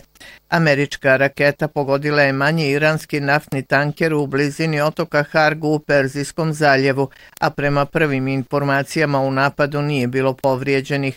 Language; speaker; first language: Bosnian; native; Bosnian